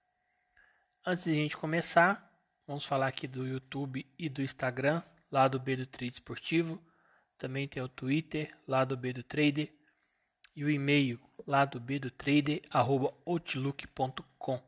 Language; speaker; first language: Portuguese; native; Portuguese